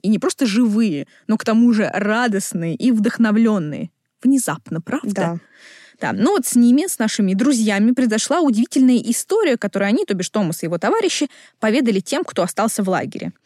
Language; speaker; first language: Russian; native; Russian